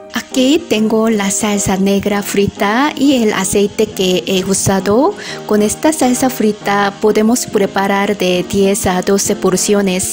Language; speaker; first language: Spanish; non-native, fluent; Korean